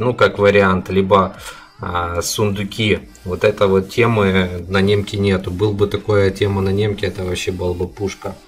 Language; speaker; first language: Russian; native; Russian